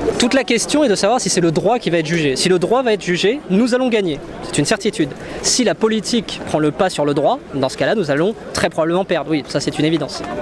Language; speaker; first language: French; native; French